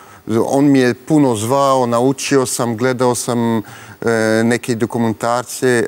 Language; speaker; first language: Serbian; early bilingual, heritage; French